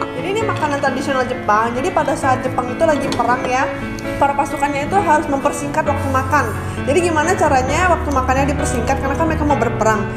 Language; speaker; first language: Indonesian; native; Indonesian